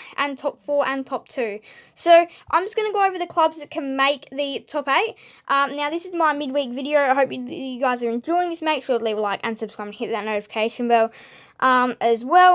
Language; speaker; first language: English; native; English